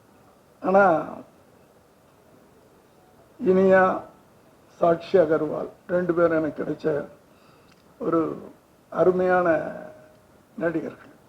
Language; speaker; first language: Tamil; native; Tamil